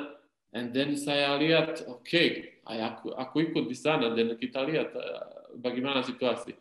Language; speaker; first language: Indonesian; non-native, learner; Serbian